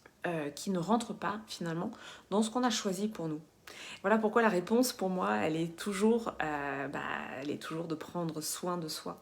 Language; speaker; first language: French; native; French